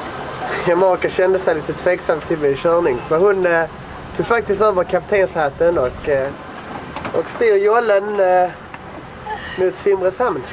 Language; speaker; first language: Swedish; native; Swedish